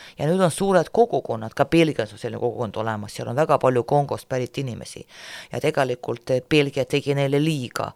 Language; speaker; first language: Estonian; non-native, local second language; Russian